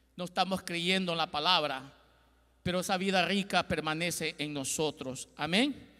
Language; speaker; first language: Spanish; early bilingual, heritage; Spanish